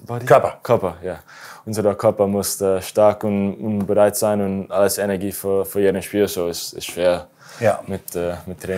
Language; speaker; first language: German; non-native, learner; English